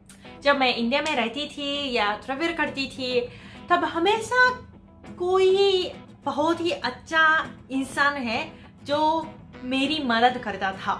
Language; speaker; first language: Hindi; non-native, fluent; Japanese